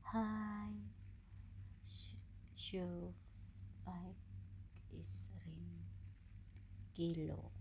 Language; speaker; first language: Arabic; non-native, learner; Indonesian